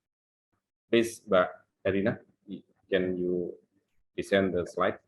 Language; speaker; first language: English; non-native, local second language; Indonesian